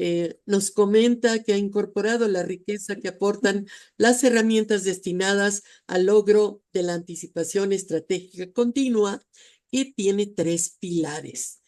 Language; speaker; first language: Spanish; native; Spanish